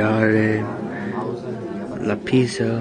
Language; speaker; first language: Italian; non-native, learner; English